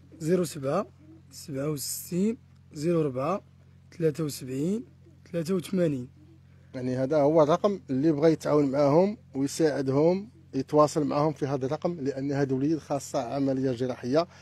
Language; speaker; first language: Arabic; native; Arabic